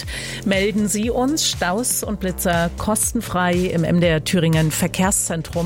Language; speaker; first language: German; native; German